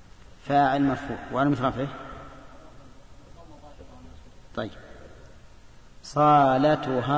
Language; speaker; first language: Arabic; native; Arabic